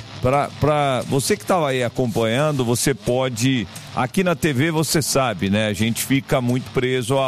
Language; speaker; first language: Portuguese; native; Portuguese